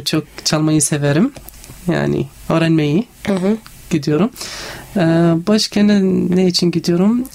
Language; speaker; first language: Turkish; non-native, learner; Arabic